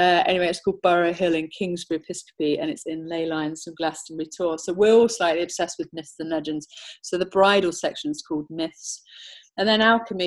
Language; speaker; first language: English; native; English